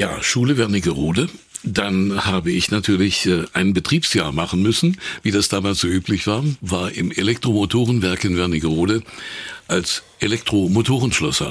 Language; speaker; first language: German; native; German